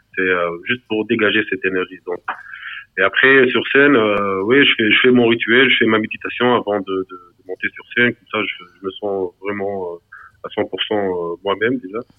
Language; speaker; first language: French; non-native, local second language; Arabic